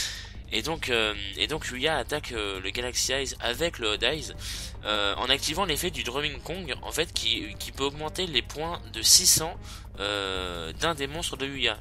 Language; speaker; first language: French; native; French